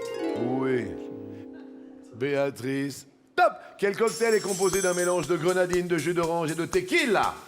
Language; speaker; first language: French; native; French